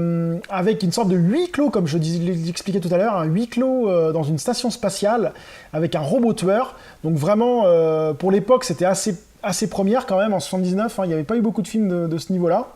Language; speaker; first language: French; native; French